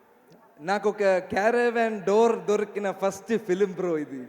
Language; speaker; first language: Telugu; non-native, learner; Malayalam